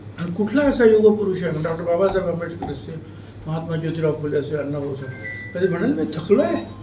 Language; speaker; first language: Marathi; native; Marathi